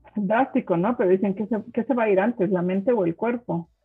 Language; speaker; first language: Spanish; non-native, local second language; German